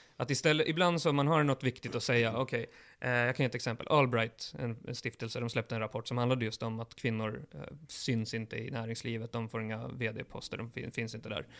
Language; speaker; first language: Swedish; early bilingual, other home language; Kurdish